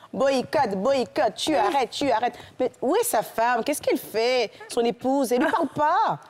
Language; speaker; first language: French; native; French